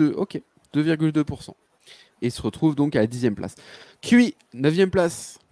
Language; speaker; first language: French; native; French